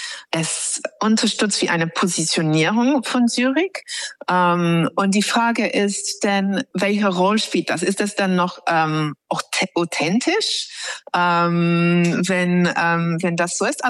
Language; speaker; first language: German; non-native, fluent; English